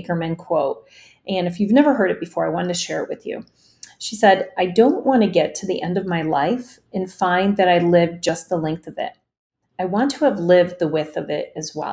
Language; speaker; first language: English; early bilingual, other home language; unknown